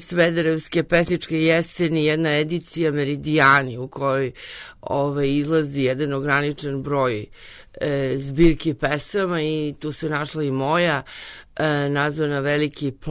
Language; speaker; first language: Serbian; native; Serbian